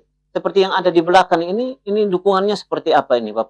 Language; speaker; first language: Indonesian; native; Indonesian